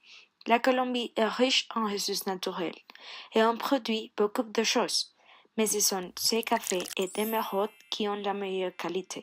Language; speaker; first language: French; non-native, learner; Spanish